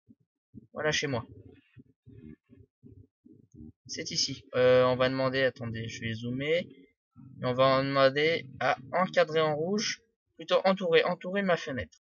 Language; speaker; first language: French; native; French